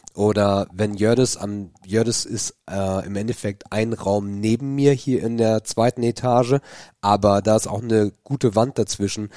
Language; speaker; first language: German; native; German